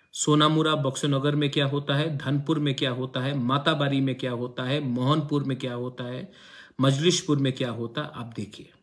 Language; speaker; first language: Hindi; non-native, local second language; Kok Borok